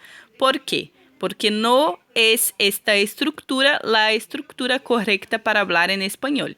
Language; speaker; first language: Spanish; non-native, fluent; Portuguese